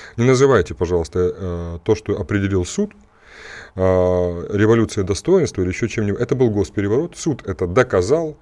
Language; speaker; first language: Russian; native; Russian